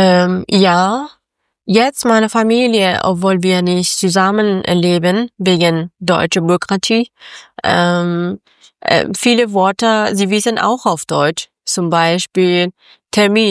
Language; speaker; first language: German; non-native, learner; Persian